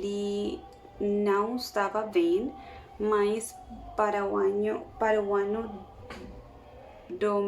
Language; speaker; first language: Portuguese; non-native, learner; Spanish